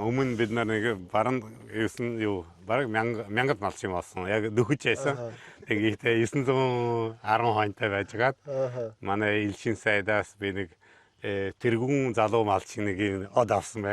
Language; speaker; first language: Mongolian; non-native, fluent; Hungarian